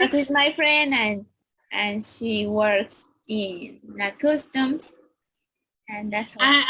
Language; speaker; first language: English; non-native, learner; Spanish